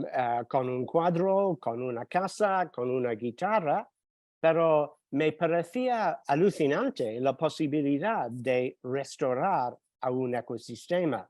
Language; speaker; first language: Spanish; non-native, fluent; English